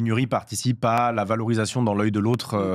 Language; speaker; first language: French; native; French